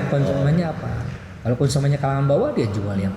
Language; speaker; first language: Indonesian; non-native, local second language; Banjar